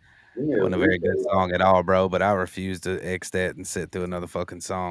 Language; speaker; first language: English; native; English